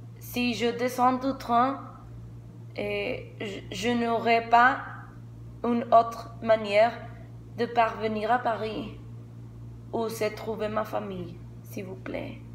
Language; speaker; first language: French; non-native, learner; Spanish